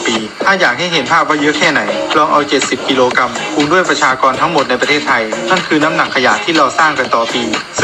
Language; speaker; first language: Thai; native; Thai